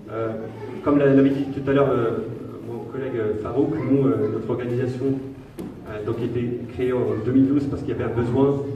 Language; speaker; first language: French; native; French